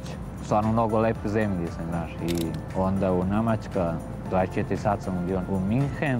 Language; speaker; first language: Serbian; non-native, local second language; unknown